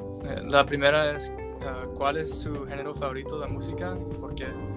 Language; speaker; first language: Spanish; non-native, learner; English